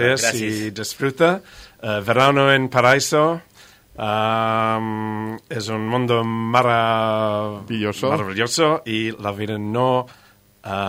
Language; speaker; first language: Spanish; non-native, learner; English